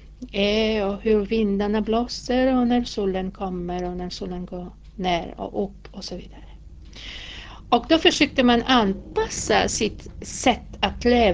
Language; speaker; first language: Swedish; non-native, fluent; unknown